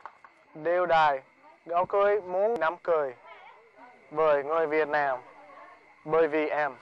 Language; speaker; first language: Vietnamese; non-native, learner; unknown